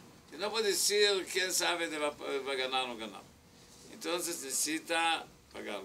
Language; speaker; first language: Spanish; non-native, learner; Hebrew